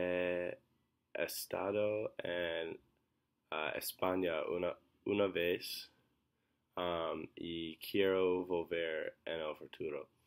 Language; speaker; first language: Spanish; non-native, learner; English